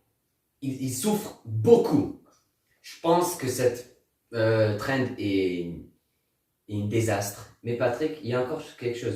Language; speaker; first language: French; non-native, learner; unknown